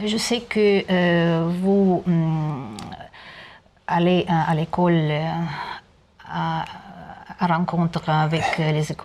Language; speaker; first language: French; non-native, learner; Russian